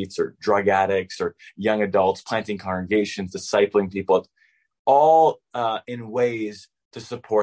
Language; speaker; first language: English; native; English